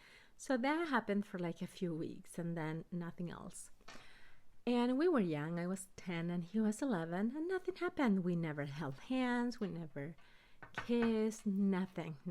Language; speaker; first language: English; early bilingual, other home language; Spanish